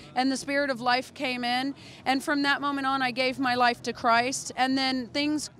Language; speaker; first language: English; native; English